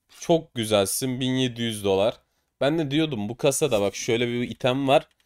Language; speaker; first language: Turkish; native; Turkish